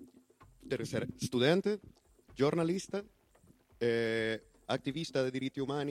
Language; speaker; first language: Italian; non-native, learner; Spanish